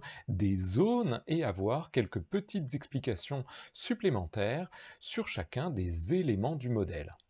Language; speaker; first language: French; native; French